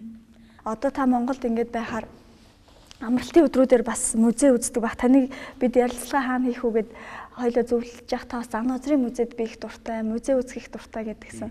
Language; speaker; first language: Mongolian; native; Mongolian